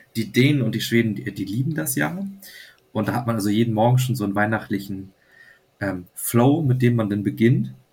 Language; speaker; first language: German; native; German